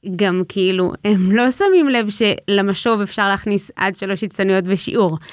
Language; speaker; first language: Hebrew; native; Hebrew